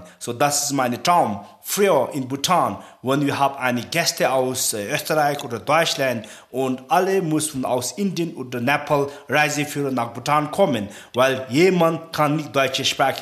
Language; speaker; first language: German; non-native, learner; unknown